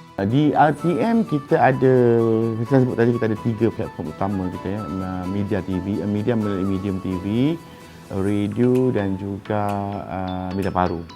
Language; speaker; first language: Malay; native; Malay